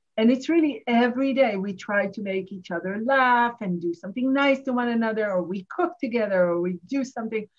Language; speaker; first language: English; non-native, fluent; Hebrew